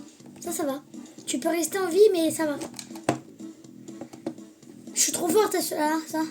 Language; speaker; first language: French; native; French